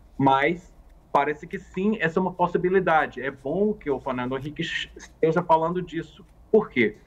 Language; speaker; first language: Portuguese; non-native, fluent; English